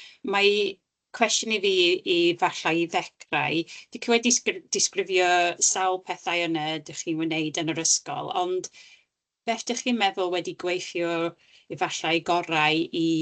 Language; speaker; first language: Welsh; non-native, local second language; English